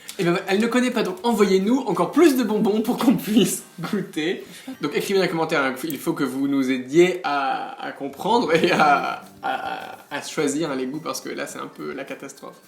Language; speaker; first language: French; native; French